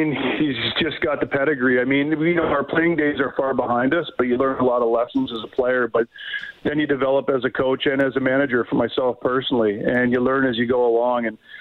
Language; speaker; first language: English; native; English